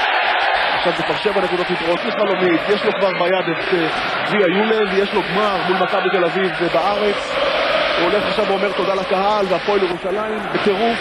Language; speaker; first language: Hebrew; native; Hebrew